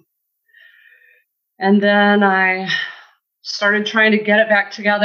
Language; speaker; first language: English; native; English